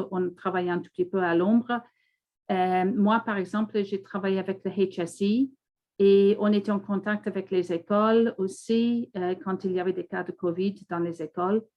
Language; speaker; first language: French; non-native, fluent; English